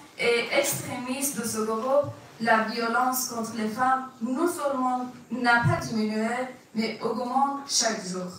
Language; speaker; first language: French; non-native, fluent; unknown